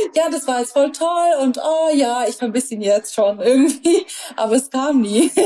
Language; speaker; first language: German; early bilingual, other home language; Russian